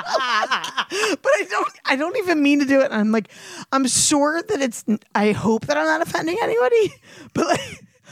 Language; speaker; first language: English; native; English